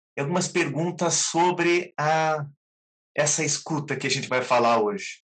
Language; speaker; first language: Portuguese; native; Portuguese